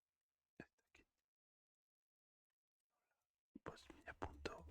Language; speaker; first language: Basque; non-native, learner; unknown